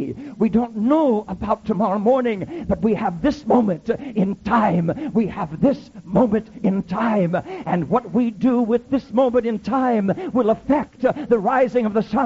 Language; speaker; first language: English; native; English